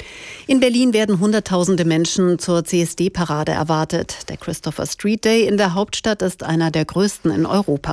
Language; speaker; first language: German; native; German